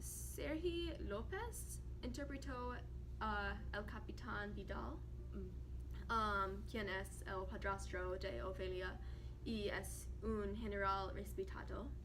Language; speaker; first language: Spanish; non-native, learner; English